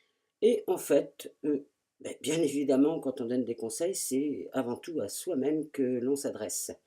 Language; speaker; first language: French; native; French